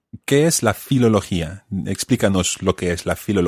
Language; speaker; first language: Spanish; non-native, fluent; English